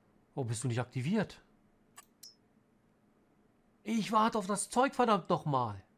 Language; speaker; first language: German; native; German